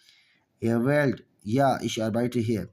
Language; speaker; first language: German; non-native, learner; Urdu